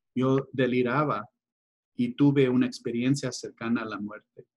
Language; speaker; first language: Spanish; early bilingual, heritage; Spanish